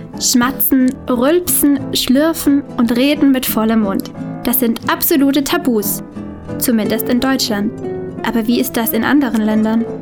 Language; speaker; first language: German; native; German